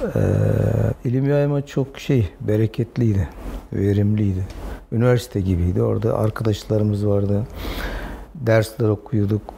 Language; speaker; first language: Turkish; non-native, local second language; Zaza